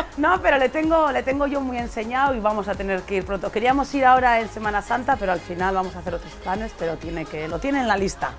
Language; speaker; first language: Spanish; native; Spanish